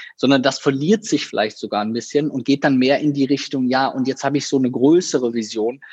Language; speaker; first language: German; native; German